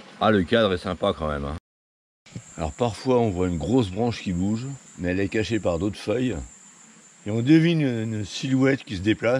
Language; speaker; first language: French; native; French